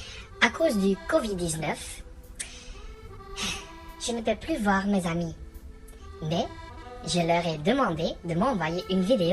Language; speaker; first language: French; non-native, learner; Dutch